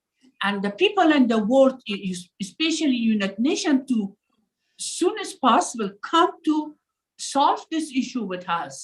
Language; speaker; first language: English; non-native, learner; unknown